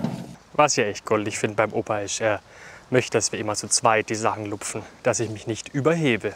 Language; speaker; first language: German; native; German